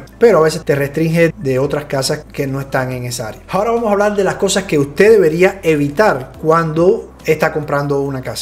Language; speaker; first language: Spanish; native; Spanish